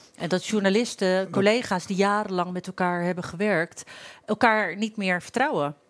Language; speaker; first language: Dutch; early bilingual, other home language; Turkish